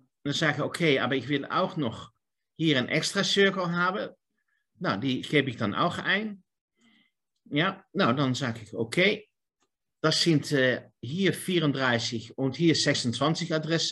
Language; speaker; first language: German; non-native, learner; Dutch